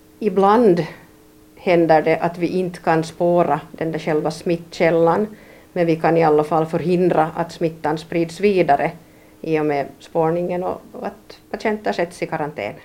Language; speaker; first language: Swedish; native; Swedish